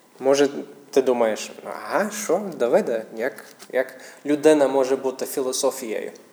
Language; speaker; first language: Ukrainian; non-native, fluent; English